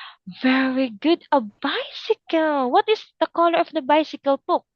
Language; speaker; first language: English; non-native, local second language; Filipino